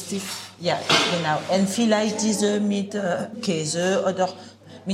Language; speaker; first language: German; non-native, learner; French